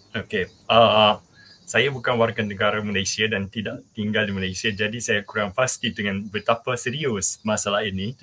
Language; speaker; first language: Malay; non-native, fluent; Japanese